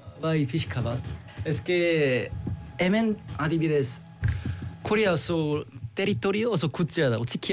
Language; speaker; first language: Basque; non-native, learner; Korean